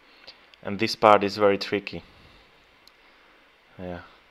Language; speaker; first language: English; non-native, fluent; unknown